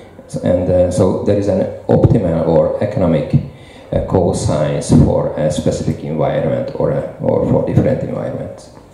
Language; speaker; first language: English; non-native, fluent; Hungarian